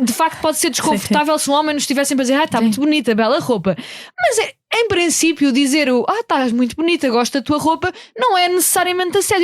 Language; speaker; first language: Portuguese; native; Portuguese